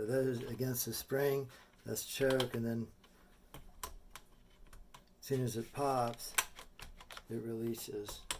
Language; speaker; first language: English; native; English